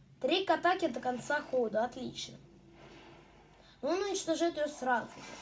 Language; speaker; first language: Russian; native; Russian